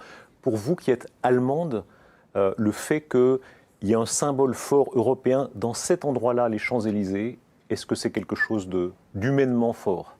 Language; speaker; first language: French; native; French